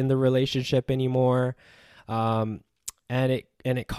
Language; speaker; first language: English; native; English